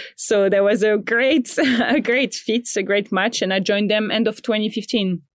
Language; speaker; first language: English; non-native, fluent; French